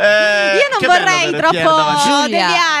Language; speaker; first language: Italian; native; Italian